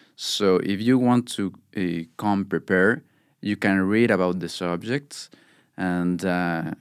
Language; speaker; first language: English; non-native, fluent; Spanish